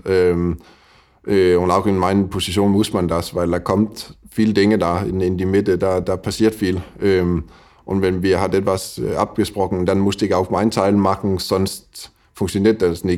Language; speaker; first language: German; non-native, fluent; Danish